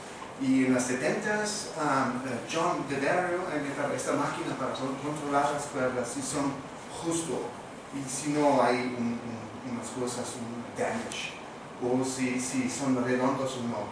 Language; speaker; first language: Spanish; non-native, fluent; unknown